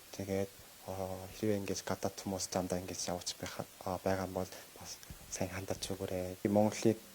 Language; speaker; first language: Mongolian; non-native, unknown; Korean